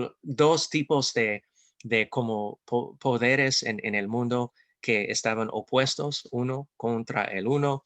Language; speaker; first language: Spanish; non-native, fluent; English